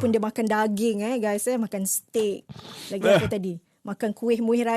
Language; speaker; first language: Malay; native; Malay